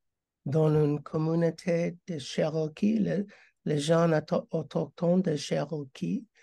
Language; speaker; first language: French; non-native, learner; English